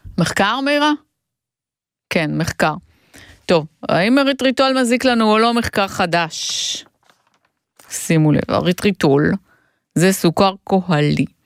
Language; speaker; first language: Hebrew; native; Hebrew